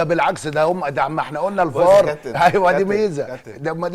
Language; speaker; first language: Arabic; native; Arabic